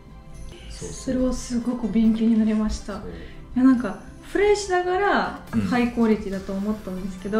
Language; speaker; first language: Japanese; non-native, fluent; Russian